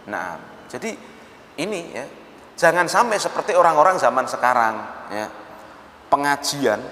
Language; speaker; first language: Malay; non-native, local second language; Javanese